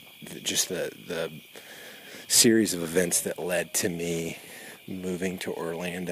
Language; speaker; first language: English; native; English